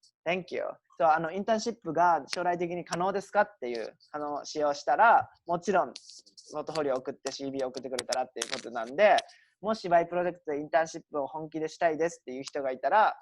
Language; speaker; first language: Japanese; native; Japanese